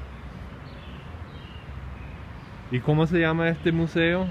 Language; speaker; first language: Spanish; non-native, learner; English